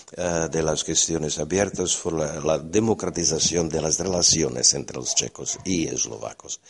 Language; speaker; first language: Spanish; non-native, fluent; Slovak